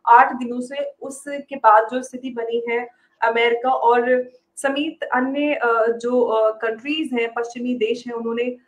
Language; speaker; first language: Hindi; native; Hindi